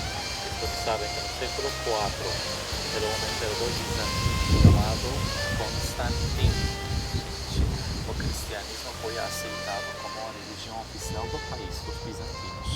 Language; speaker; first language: Portuguese; non-native, fluent; Turkish